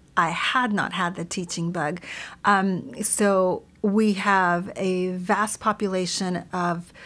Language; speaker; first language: English; early bilingual, other home language; Spanish